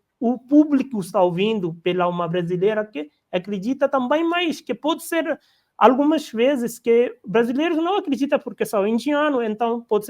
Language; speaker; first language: Portuguese; non-native, learner; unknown